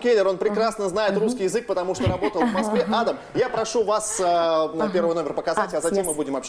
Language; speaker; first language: Russian; native; Russian